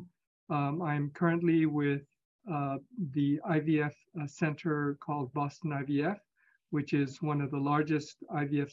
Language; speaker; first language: English; native; English